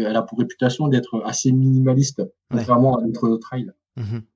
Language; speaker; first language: French; native; French